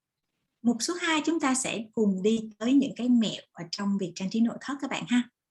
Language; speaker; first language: Vietnamese; native; Vietnamese